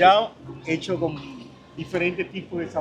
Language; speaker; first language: Spanish; native; Spanish